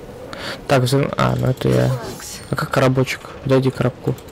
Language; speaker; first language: Russian; native; Russian